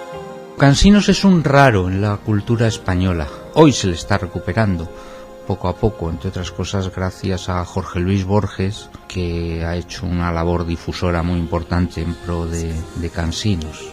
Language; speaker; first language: Spanish; native; Spanish